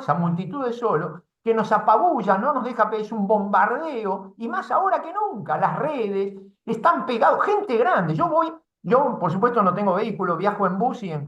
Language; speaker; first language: Spanish; native; Spanish